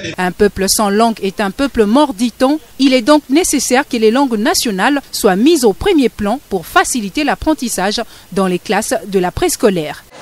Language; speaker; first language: French; non-native, local second language; Lingala